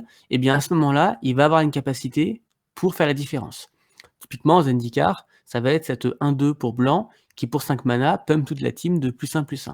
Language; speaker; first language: French; native; French